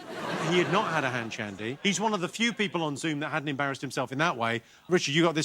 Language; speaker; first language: English; native; English